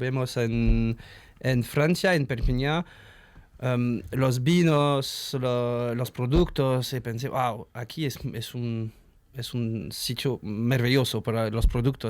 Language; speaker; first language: Spanish; non-native, learner; French